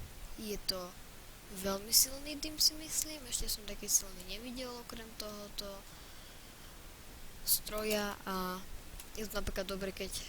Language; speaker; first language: Slovak; native; Slovak